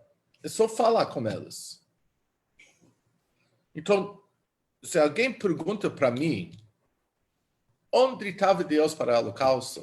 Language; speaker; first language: Portuguese; non-native, fluent; Hebrew